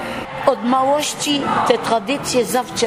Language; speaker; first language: Polish; early bilingual, heritage; Polish